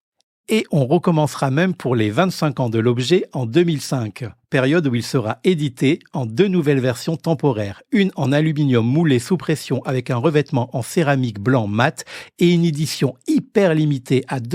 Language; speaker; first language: French; native; French